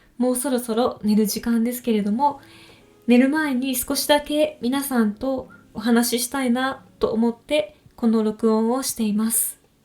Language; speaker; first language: Japanese; native; Japanese